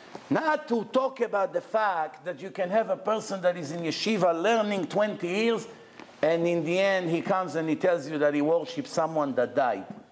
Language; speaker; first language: English; non-native, fluent; Hebrew